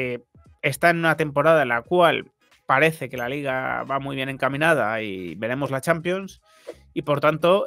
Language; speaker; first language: Spanish; native; Spanish